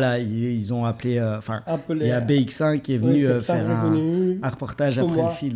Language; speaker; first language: French; native; French